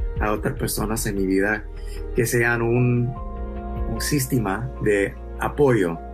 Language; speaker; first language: Spanish; early bilingual, heritage; English